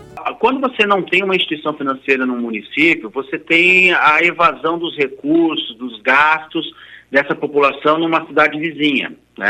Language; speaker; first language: Portuguese; native; Portuguese